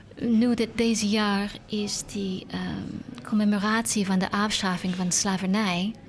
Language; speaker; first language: Dutch; non-native, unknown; English